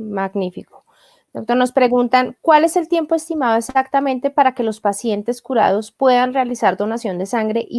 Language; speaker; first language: Spanish; native; Spanish